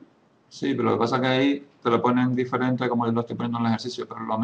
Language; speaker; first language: Spanish; native; Spanish